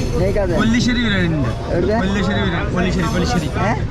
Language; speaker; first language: Malayalam; non-native, learner; Bangla